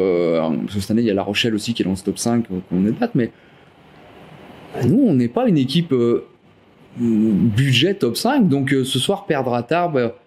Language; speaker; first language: French; native; French